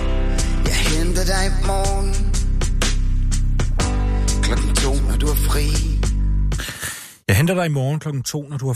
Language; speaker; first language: Danish; native; Danish